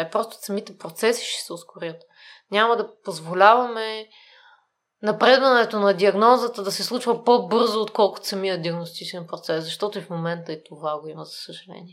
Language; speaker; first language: Bulgarian; native; Bulgarian